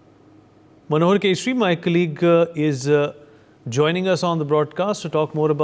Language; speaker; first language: English; non-native, local second language; Hindi